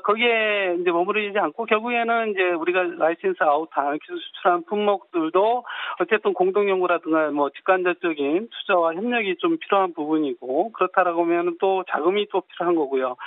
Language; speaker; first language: Korean; native; Korean